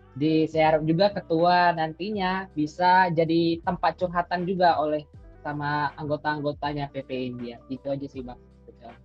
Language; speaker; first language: Indonesian; native; Indonesian